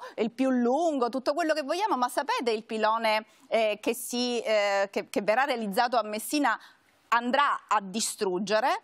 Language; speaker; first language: Italian; native; Italian